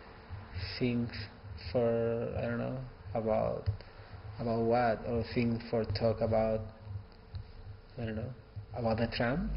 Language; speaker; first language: English; non-native, learner; Spanish